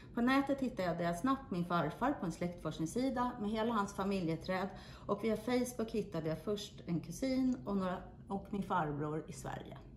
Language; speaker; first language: Swedish; native; Swedish